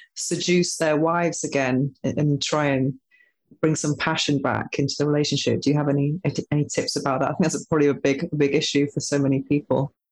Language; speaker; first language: English; native; English